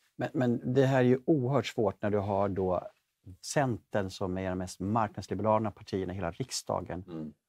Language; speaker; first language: Swedish; native; Swedish